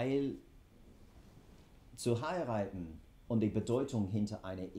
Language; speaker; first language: German; non-native, fluent; English